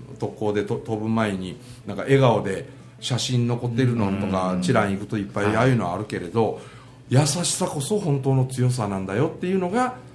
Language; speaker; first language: Japanese; native; Japanese